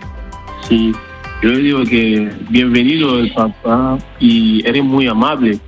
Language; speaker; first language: Spanish; non-native, learner; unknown